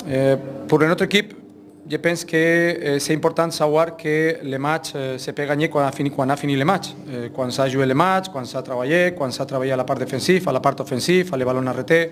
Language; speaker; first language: French; non-native, fluent; Spanish